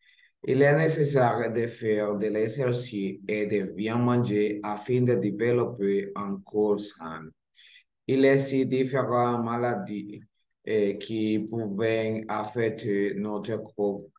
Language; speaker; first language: French; non-native, learner; Spanish